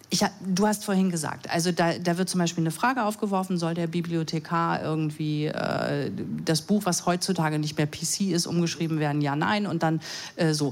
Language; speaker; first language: German; native; German